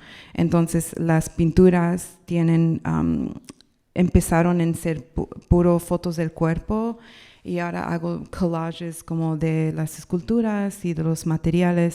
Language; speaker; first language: Spanish; non-native, learner; English